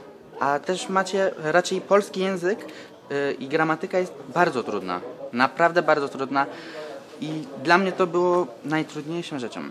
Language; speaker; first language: Polish; early bilingual, other home language; Turkish